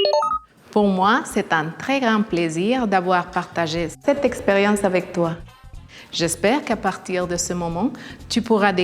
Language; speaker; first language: French; non-native, fluent; Spanish